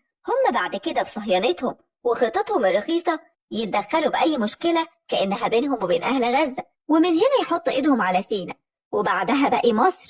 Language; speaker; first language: Arabic; native; Arabic